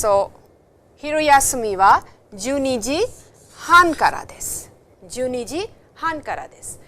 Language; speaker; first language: Japanese; non-native, fluent; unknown